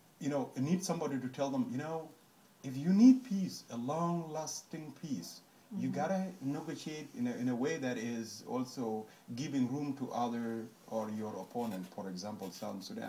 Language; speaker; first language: English; non-native, fluent; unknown